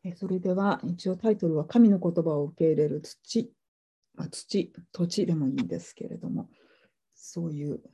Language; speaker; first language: Japanese; native; Japanese